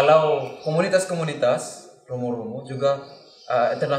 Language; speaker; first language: Indonesian; non-native, learner; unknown